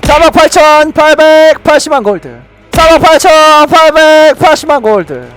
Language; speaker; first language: Korean; native; Korean